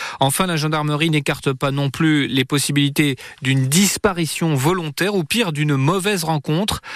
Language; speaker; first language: French; native; French